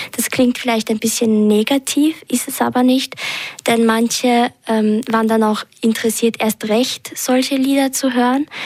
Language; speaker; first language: German; early bilingual, other home language; Albanian